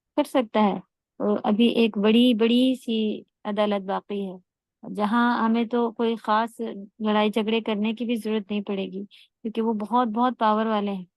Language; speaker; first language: Urdu; native; Urdu